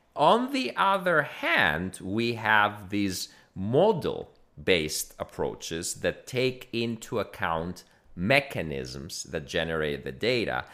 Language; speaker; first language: English; non-native, fluent; Greek